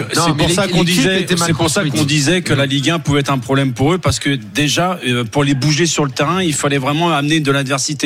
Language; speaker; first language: French; native; French